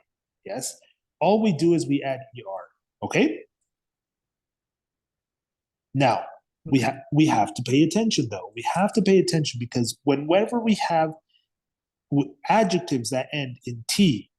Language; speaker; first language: English; non-native, fluent; Spanish